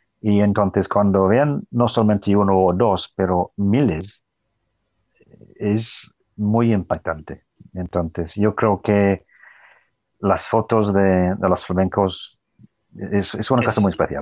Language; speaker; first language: Spanish; non-native, fluent; English